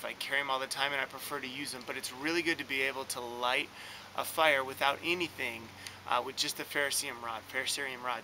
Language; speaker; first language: English; native; English